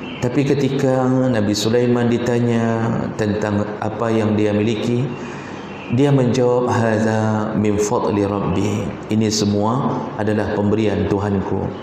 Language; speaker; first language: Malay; non-native, local second language; Achinese